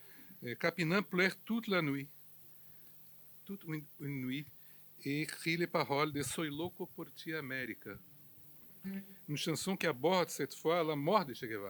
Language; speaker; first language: French; non-native, fluent; Portuguese